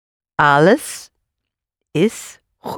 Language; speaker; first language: Dutch; non-native, learner; English